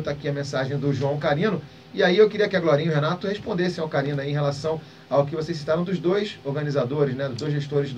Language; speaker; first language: Portuguese; native; Portuguese